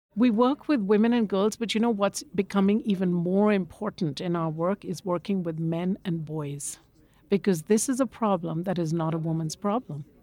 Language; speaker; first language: English; non-native, local second language; Bangla